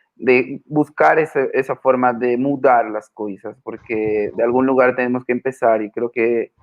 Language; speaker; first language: Portuguese; non-native, fluent; Spanish